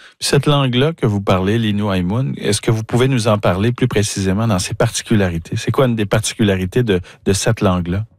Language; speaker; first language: French; native; French